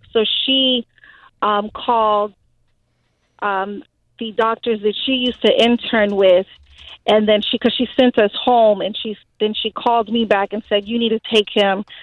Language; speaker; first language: English; early bilingual, other home language; Haitian Creole